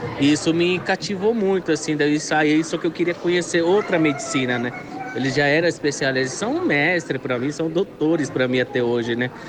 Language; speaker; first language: Portuguese; non-native, local second language; Guarani